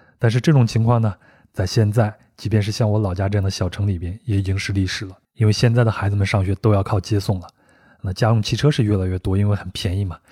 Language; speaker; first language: Chinese; native; Chinese